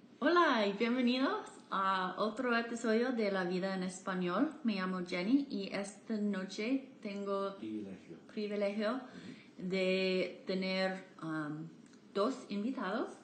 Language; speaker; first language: Spanish; non-native, learner; English